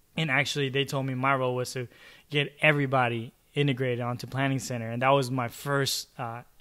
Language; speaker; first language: English; early bilingual, other home language; Chavacano